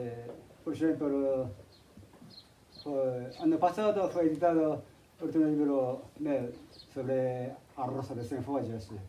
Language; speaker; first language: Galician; non-native, fluent; Japanese